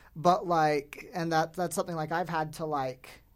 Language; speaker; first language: English; native; English